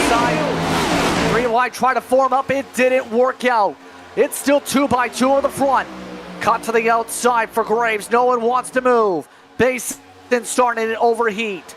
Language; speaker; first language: English; native; English